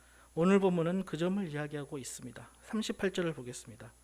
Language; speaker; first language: Korean; native; Korean